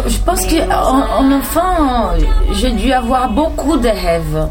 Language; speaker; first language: French; non-native, fluent; Portuguese